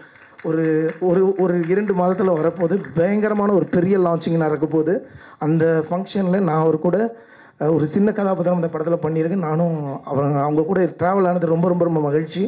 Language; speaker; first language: Tamil; native; Tamil